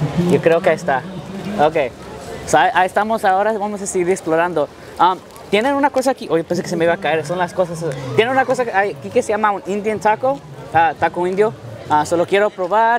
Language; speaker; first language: Spanish; early bilingual, heritage; Spanish